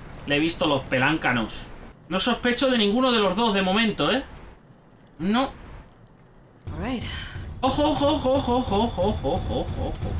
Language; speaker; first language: Spanish; native; Spanish